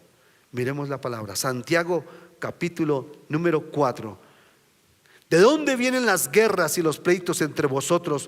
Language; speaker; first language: Spanish; native; Spanish